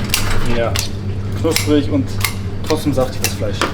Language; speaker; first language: German; native; German